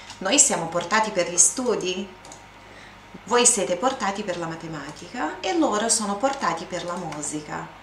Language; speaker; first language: Italian; non-native, fluent; Portuguese